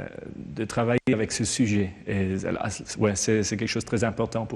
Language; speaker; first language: French; non-native, learner; German